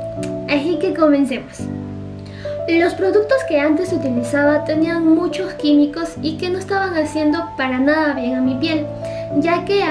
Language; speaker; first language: Spanish; native; Spanish